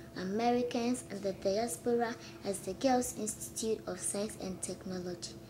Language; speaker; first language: English; non-native, local second language; Akan